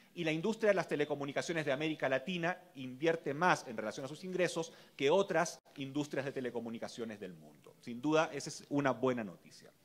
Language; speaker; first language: Spanish; native; Spanish